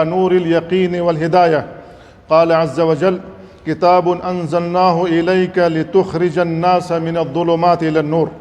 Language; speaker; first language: Arabic; non-native, fluent; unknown